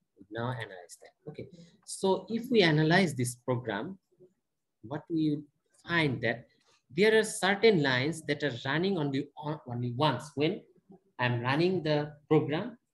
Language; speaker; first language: English; non-native, local second language; Bangla